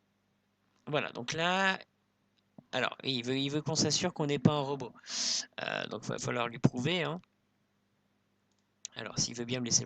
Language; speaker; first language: French; native; French